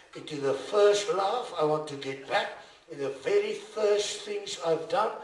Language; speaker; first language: English; non-native, local second language; Afrikaans